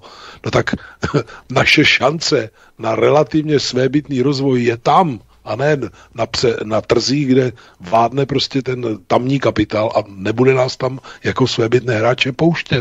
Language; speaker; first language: Czech; native; Czech